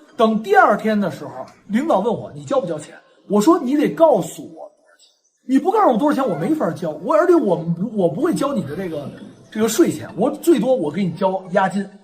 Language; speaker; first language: Chinese; native; Chinese